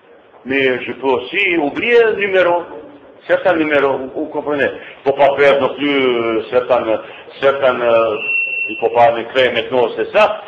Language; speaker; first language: French; non-native, fluent; Bosnian